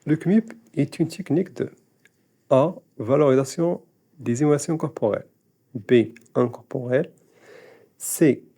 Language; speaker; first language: French; non-native, local second language; Arabic